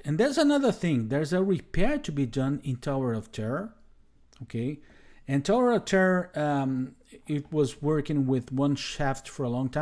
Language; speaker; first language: English; non-native, fluent; Portuguese